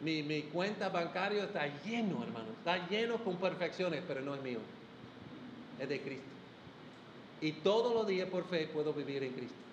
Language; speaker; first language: Spanish; non-native, fluent; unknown